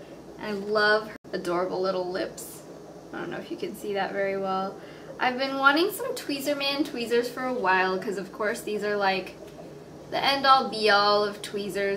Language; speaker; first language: English; native; English